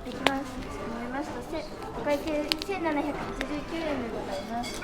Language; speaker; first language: Japanese; native; Japanese